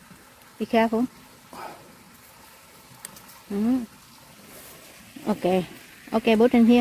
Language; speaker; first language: English; non-native, learner; Vietnamese